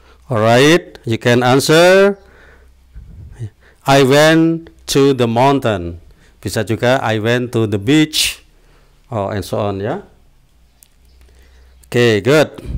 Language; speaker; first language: English; non-native, fluent; Indonesian